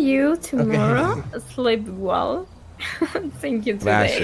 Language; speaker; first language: English; non-native, learner; Spanish